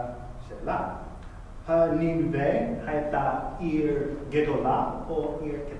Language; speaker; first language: Hebrew; non-native, fluent; English